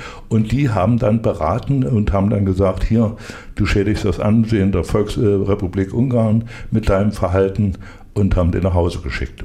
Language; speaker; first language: German; native; German